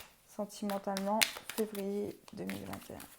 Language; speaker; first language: French; native; French